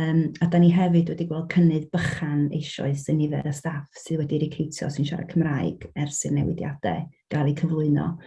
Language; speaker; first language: Welsh; native; Welsh